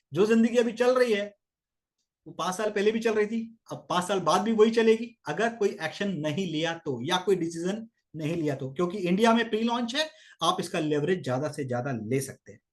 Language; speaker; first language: Hindi; native; Hindi